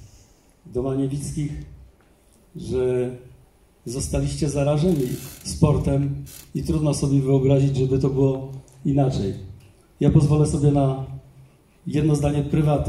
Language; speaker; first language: Polish; native; Polish